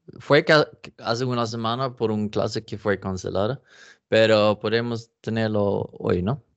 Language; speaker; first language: Spanish; non-native, learner; Norwegian